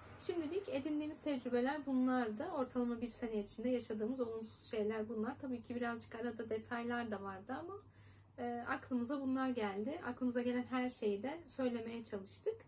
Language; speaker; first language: Turkish; native; Turkish